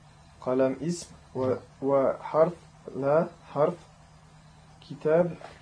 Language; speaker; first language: Arabic; non-native, learner; French